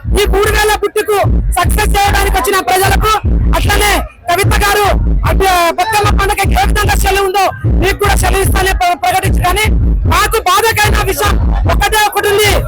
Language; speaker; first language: Telugu; non-native, local second language; Lambadi